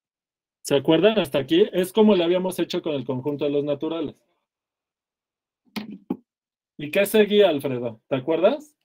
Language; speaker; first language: Spanish; native; Spanish